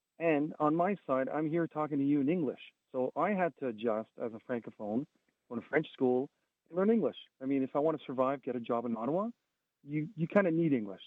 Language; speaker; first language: English; non-native, local second language; French